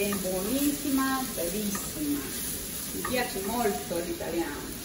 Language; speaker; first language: Italian; non-native, learner; Spanish